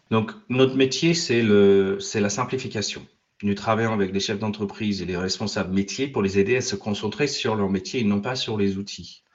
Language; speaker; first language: French; non-native, fluent; English